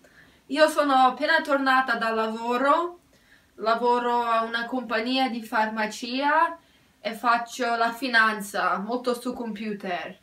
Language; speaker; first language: Italian; early bilingual, heritage; Italian